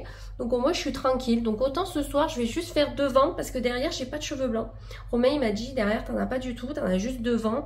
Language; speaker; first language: French; native; French